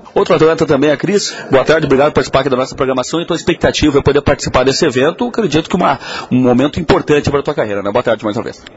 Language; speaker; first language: Portuguese; native; Portuguese